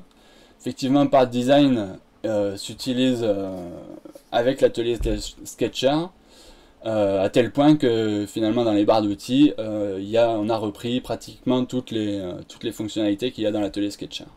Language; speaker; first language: French; native; French